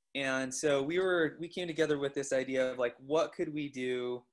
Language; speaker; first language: English; native; English